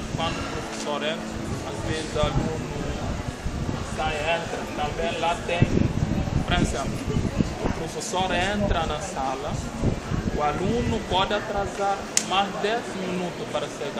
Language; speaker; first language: Portuguese; non-native, local second language; Upper Guinea Crioulo